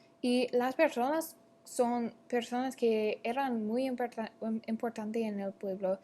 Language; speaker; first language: Spanish; non-native, learner; English